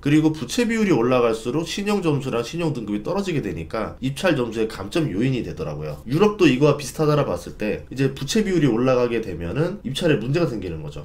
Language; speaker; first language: Korean; native; Korean